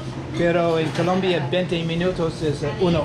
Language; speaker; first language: Spanish; non-native, learner; English